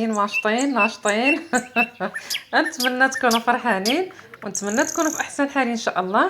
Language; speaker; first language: Arabic; native; Arabic